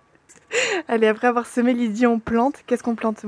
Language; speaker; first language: French; native; French